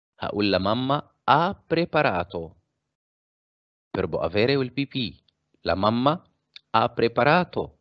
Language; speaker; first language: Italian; non-native, fluent; Arabic